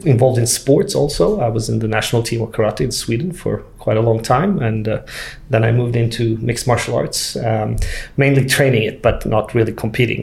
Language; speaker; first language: English; non-native, fluent; Swedish